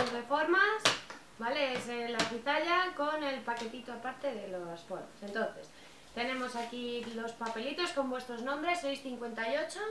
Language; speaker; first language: Spanish; native; Spanish